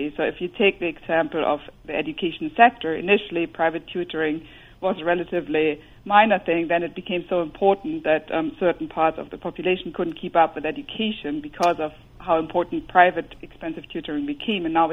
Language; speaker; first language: English; non-native, fluent; German